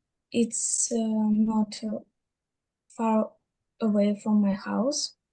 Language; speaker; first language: English; non-native, learner; Russian